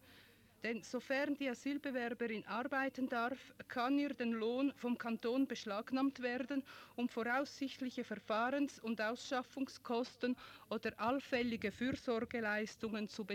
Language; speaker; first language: German; native; German